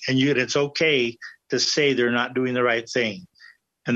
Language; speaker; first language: English; native; English